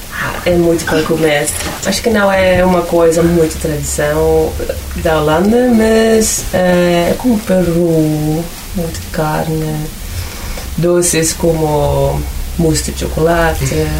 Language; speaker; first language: Portuguese; non-native, fluent; Dutch